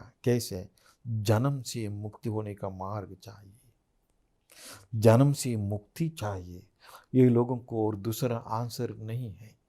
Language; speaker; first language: Hindi; non-native, fluent; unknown